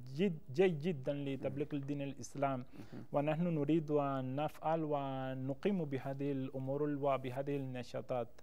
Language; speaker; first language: Arabic; non-native, learner; Spanish